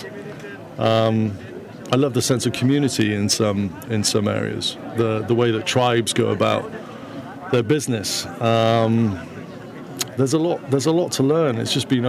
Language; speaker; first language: English; native; English